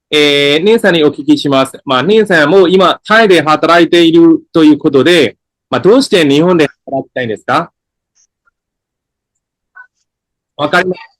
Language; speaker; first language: Japanese; non-native, fluent; Burmese